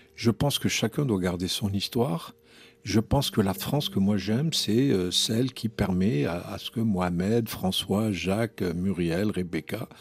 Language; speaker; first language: French; non-native, local second language; Arabic